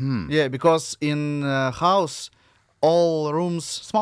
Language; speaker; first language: English; non-native, learner; Russian